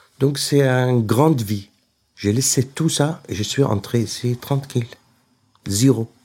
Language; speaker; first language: French; non-native, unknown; Arabic